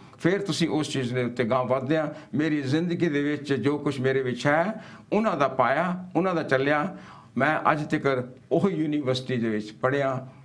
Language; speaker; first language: Punjabi; early bilingual, heritage; Punjabi